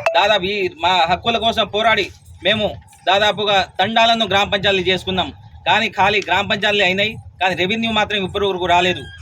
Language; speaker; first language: Telugu; non-native, local second language; Lambadi